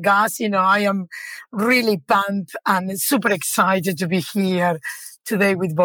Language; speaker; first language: English; non-native, fluent; Spanish